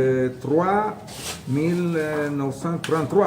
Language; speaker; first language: French; non-native, fluent; Italian